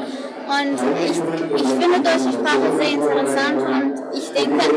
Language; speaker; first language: German; non-native, learner; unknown